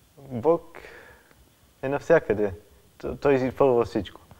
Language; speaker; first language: Bulgarian; early bilingual, heritage; Bulgarian